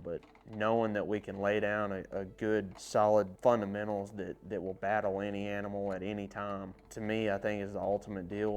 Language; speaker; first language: English; native; English